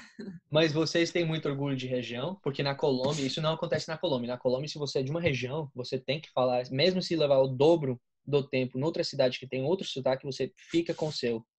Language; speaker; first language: Portuguese; non-native, fluent; Spanish